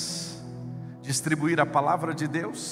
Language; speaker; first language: Portuguese; native; Portuguese